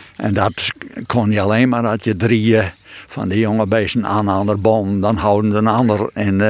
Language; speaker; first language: Dutch; non-native, local second language; Western Frisian